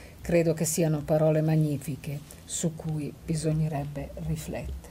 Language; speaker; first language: Italian; native; Italian